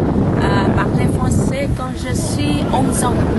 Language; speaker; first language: French; non-native, learner; Vietnamese